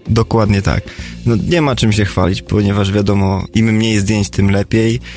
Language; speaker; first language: Polish; native; Polish